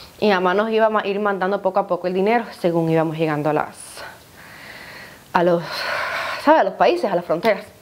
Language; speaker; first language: Spanish; native; Spanish